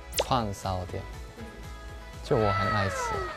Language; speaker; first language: Chinese; non-native, fluent; Japanese